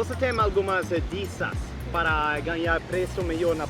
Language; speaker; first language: Portuguese; non-native, learner; Swedish